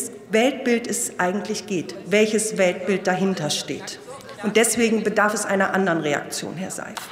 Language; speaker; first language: German; early bilingual, other home language; Turkish